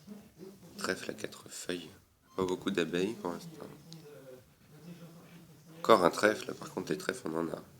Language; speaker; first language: French; native; French